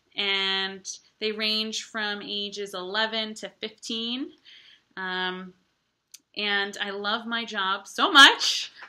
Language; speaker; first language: English; native; English